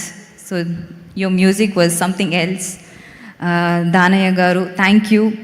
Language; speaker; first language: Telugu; non-native, local second language; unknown